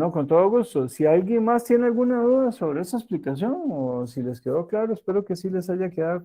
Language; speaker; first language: Spanish; native; Spanish